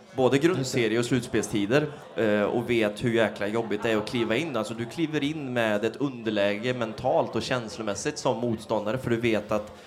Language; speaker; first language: Swedish; native; Swedish